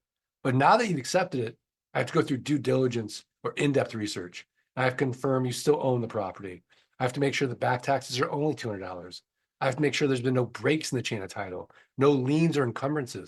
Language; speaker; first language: English; native; English